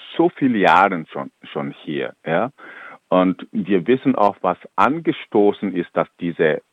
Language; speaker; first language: German; non-native, fluent; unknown